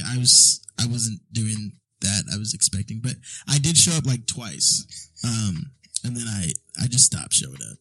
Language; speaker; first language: English; native; English